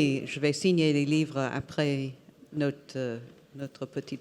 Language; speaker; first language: French; non-native, fluent; English